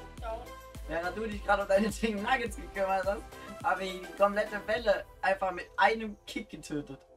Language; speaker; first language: German; native; German